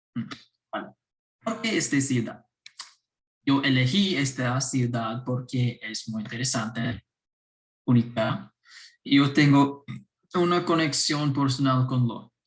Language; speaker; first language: Spanish; non-native, learner; English